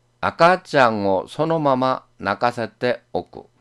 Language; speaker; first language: Japanese; non-native, fluent; Korean